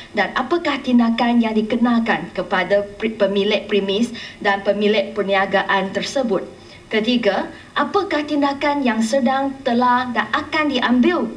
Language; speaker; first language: Malay; non-native, local second language; Chinese